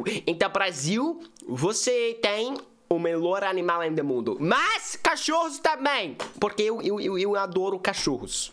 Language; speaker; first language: Portuguese; non-native, learner; English